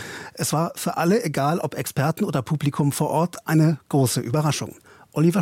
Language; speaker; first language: German; native; German